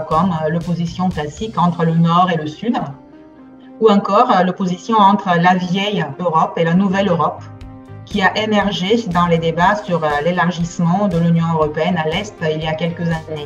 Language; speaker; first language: French; non-native, fluent; Bulgarian